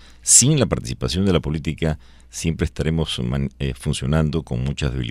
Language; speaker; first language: Spanish; native; Spanish